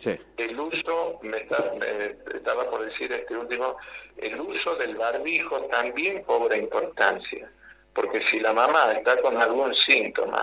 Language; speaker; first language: Spanish; native; Spanish